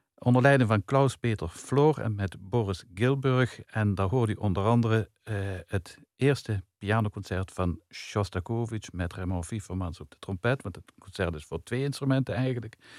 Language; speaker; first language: Dutch; native; Dutch